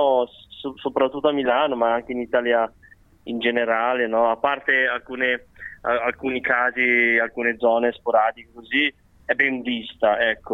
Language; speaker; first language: Italian; early bilingual, other home language; Chinese